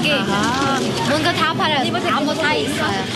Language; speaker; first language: Korean; non-native, learner; Vietnamese